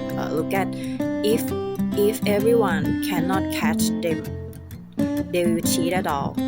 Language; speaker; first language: English; non-native, learner; Thai